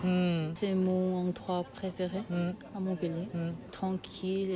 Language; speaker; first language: French; non-native, learner; Korean